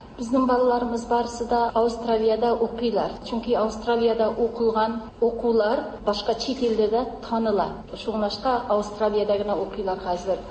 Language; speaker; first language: Tatar; early bilingual, heritage; Tatar